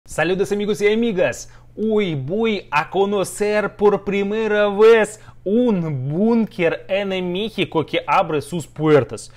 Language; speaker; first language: Spanish; non-native, learner; Russian